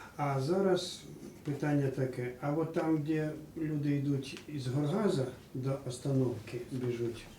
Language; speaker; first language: Ukrainian; non-native, local second language; Russian